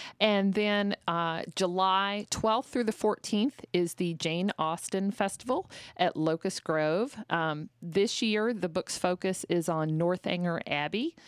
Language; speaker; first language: English; native; English